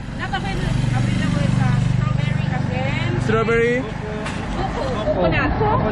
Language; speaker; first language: English; non-native, learner; Filipino